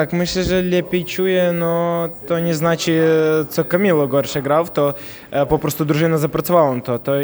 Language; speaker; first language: Polish; non-native, learner; Ukrainian